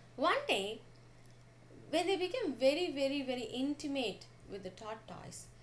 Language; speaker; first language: English; non-native, local second language; Tamil